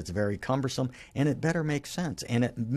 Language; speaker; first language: English; native; English